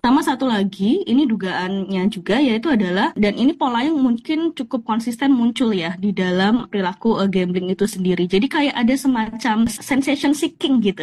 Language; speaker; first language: Indonesian; native; Indonesian